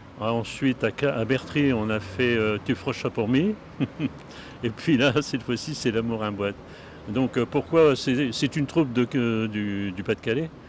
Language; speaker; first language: French; native; French